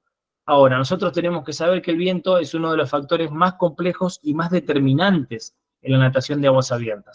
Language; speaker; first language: Spanish; native; Spanish